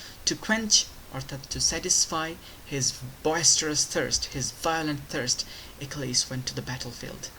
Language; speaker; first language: English; non-native, local second language; Bangla